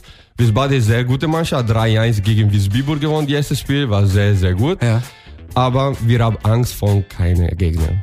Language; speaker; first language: German; non-native, learner; Italian